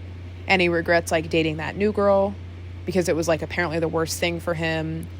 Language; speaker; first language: English; native; English